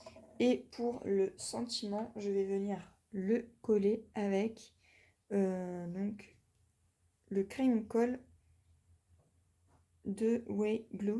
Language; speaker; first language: French; native; French